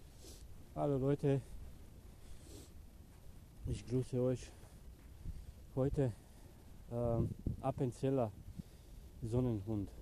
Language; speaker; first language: German; non-native, learner; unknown